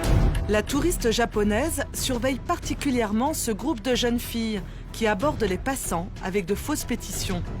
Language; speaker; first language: French; native; French